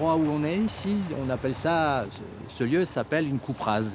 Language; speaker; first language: French; native; French